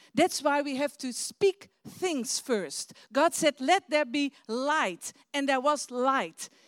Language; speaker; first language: English; non-native, fluent; Dutch